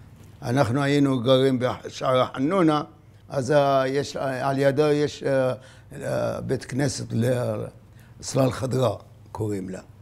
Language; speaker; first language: Hebrew; non-native, fluent; Arabic